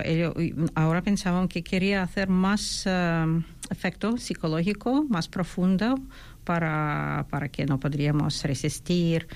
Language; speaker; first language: Spanish; non-native, fluent; Ukrainian